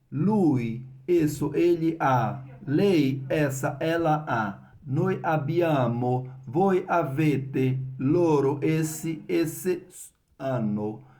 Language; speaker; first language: Italian; non-native, fluent; Portuguese